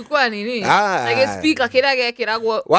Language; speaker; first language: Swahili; non-native, local second language; Kikuyu